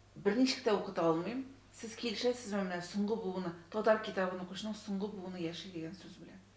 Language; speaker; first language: Tatar; native; Tatar